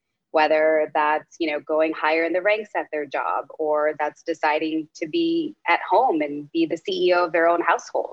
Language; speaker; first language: English; native; English